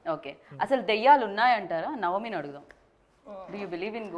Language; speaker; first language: Telugu; native; Telugu